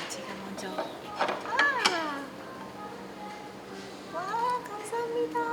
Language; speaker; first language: Korean; non-native, learner; Japanese